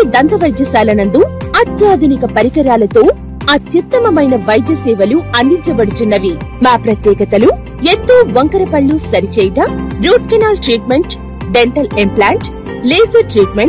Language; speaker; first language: Telugu; native; Telugu